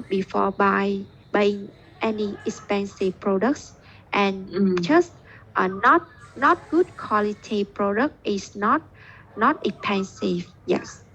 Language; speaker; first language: English; non-native, learner; Vietnamese